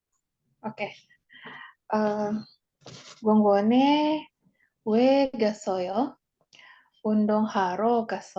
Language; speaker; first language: Korean; non-native, learner; Indonesian